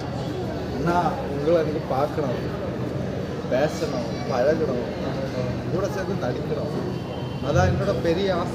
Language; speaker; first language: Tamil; non-native, local second language; Malayalam